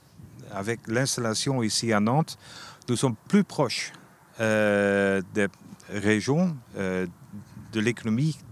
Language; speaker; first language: French; non-native, fluent; Dutch